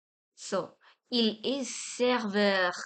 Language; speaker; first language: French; non-native, fluent; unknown